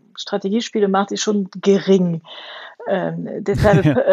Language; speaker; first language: German; non-native, fluent; French